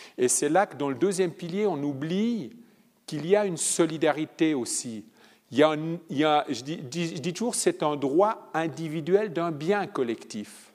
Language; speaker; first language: French; early bilingual, other home language; Italian